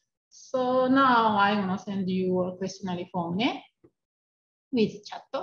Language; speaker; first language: English; non-native, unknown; Japanese